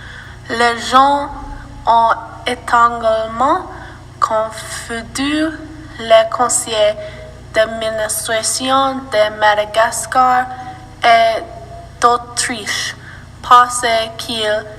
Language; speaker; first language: French; non-native, learner; English